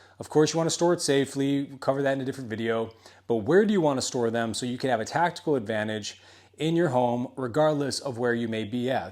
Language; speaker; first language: English; native; English